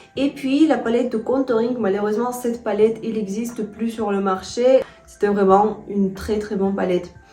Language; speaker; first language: French; non-native, fluent; Russian